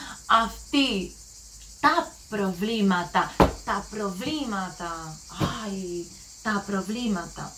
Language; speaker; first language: Greek; non-native, learner; English